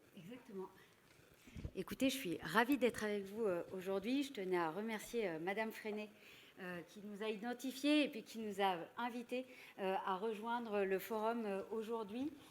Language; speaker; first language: French; native; French